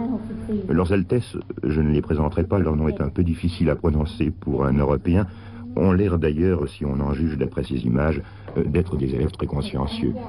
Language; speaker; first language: French; native; French